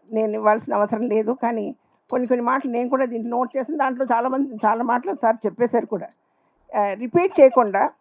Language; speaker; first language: Telugu; non-native, local second language; Urdu